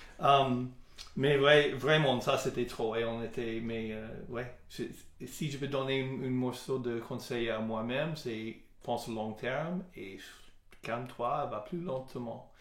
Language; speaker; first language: French; non-native, fluent; English